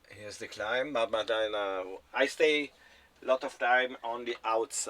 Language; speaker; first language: English; non-native, learner; German